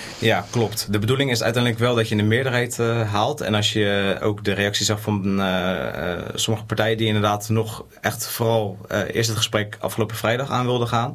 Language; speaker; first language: Dutch; native; Dutch